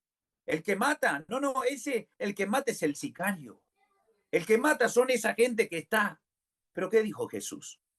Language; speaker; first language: Spanish; native; Spanish